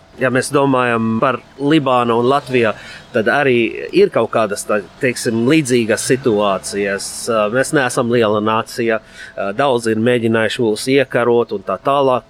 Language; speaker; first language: Latvian; non-native, fluent; Arabic